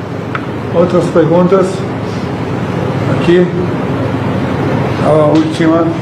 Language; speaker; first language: Portuguese; non-native, learner; Hebrew